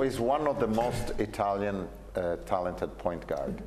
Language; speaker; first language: English; non-native, fluent; Italian